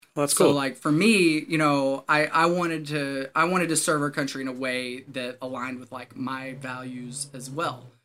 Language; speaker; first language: English; native; English